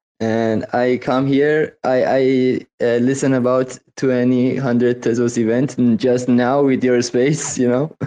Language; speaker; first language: English; non-native, learner; Persian